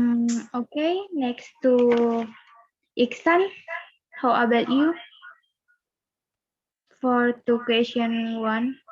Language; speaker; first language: English; non-native, learner; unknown